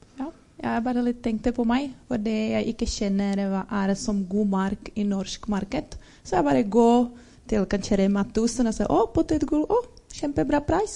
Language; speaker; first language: Norwegian; non-native, learner; Czech